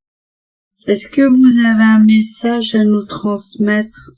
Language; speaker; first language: French; native; French